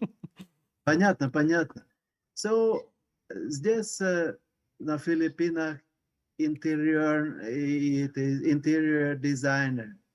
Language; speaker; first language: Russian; non-native, learner; Hungarian